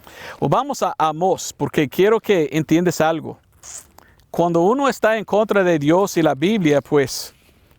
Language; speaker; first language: Spanish; non-native, learner; English